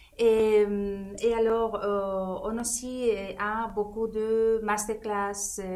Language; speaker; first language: French; non-native, fluent; Spanish